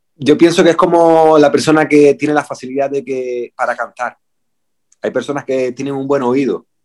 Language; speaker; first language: Spanish; native; Spanish